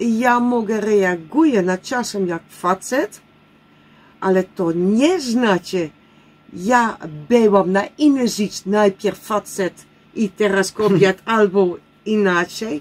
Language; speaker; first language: Polish; non-native, learner; Dutch